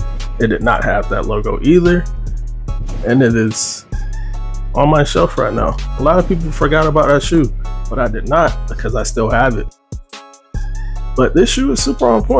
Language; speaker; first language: English; native; English